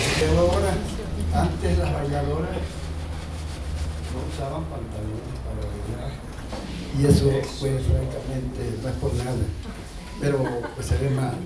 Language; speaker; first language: Spanish; native; Spanish